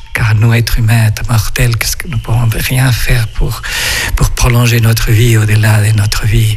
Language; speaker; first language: French; non-native, fluent; Spanish